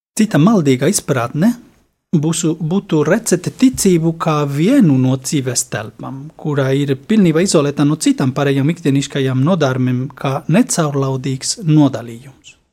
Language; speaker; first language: Latvian; non-native, fluent; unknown